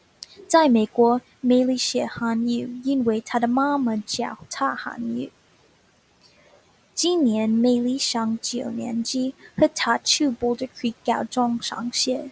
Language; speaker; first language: Chinese; non-native, learner; English